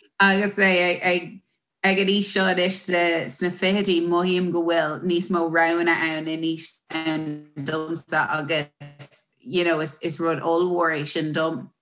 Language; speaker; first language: Irish; non-native, local second language; English